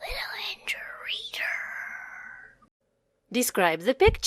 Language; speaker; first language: English; non-native, fluent; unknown